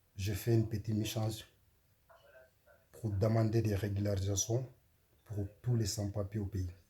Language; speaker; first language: French; non-native, learner; Soninke